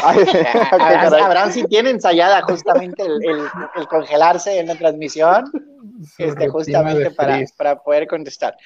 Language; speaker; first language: Spanish; native; Spanish